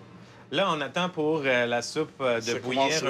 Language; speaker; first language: French; native; French